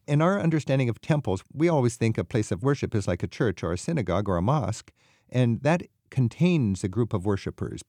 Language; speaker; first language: English; native; English